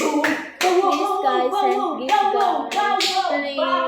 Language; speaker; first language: English; non-native, local second language; Cebuano